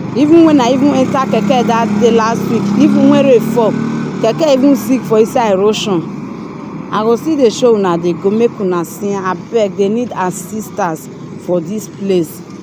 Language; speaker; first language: Nigerian Pidgin; native; Nigerian Pidgin